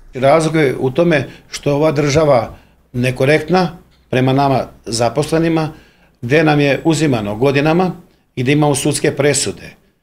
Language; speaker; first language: Croatian; native; Croatian